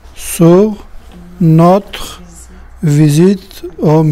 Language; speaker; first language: French; non-native, learner; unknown